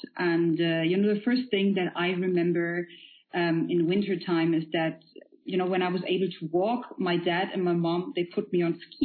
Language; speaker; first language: English; non-native, fluent; Polish